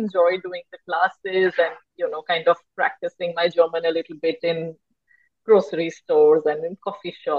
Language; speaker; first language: English; non-native, local second language; Hindi